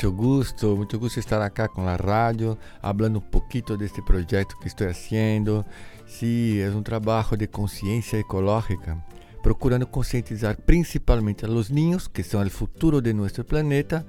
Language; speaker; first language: Spanish; non-native, fluent; Portuguese